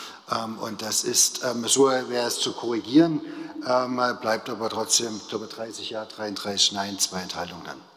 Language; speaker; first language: German; native; German